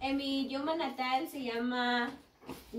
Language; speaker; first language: Spanish; non-native, local second language; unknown